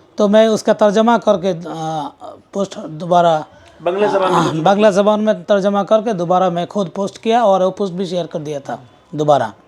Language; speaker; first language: Urdu; non-native, fluent; Bangla